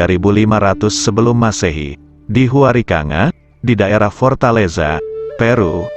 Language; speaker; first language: Indonesian; native; Indonesian